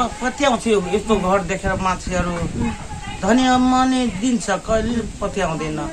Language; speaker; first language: Nepali; non-native, local second language; Maithili